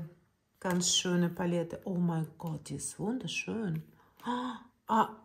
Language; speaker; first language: German; non-native, learner; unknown